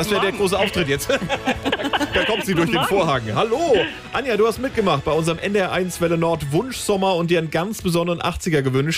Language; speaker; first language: German; native; German